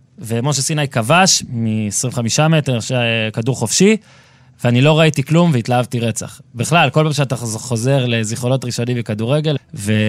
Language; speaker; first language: Hebrew; native; Hebrew